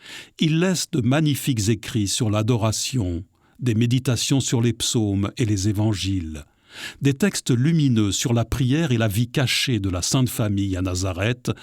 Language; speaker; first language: French; native; French